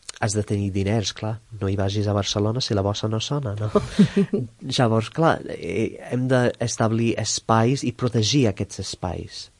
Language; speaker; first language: Catalan; non-native, fluent; English